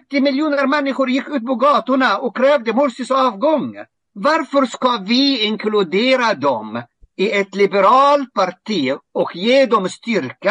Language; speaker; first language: Swedish; non-native, fluent; Arabic